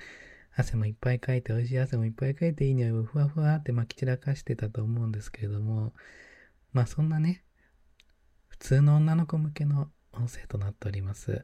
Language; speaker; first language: Japanese; native; Japanese